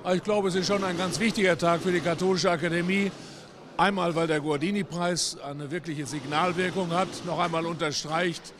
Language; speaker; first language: German; native; German